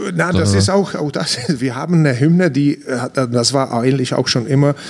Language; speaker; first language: German; non-native, fluent; Czech